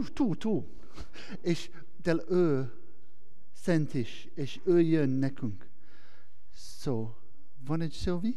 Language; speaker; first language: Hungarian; non-native, learner; English